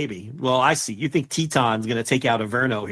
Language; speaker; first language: English; native; English